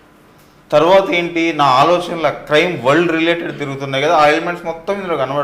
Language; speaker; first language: Telugu; native; Telugu